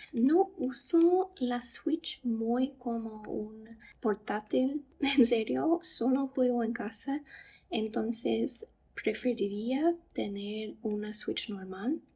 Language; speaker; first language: Spanish; non-native, fluent; English